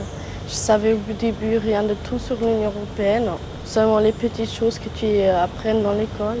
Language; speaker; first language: French; non-native, learner; Luxembourgish